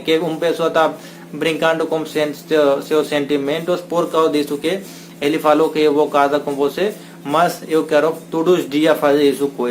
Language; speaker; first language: Portuguese; non-native, learner; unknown